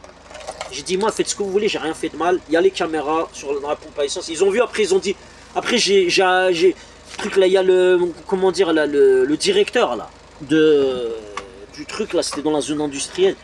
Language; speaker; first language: French; native; French